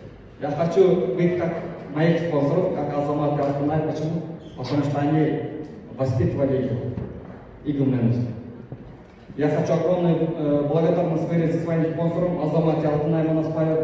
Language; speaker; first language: Russian; non-native, local second language; Kyrgyz